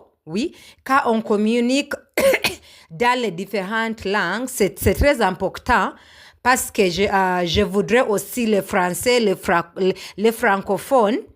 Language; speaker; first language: French; non-native, learner; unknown